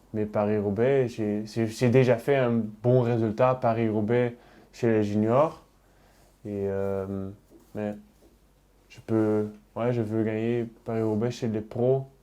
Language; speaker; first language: French; non-native, learner; Dutch